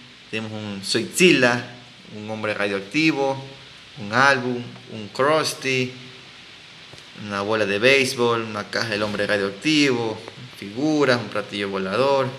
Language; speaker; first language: Spanish; native; Spanish